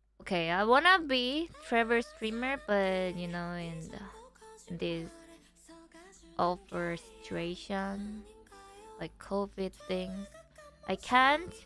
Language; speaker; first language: English; non-native, learner; Korean